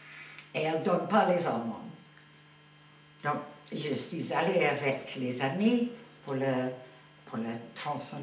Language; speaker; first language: French; non-native, fluent; English